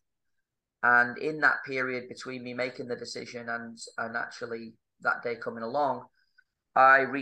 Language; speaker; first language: English; native; English